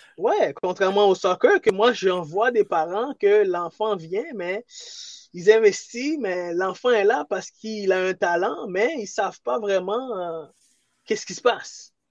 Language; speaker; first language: French; early bilingual, other home language; Haitian Creole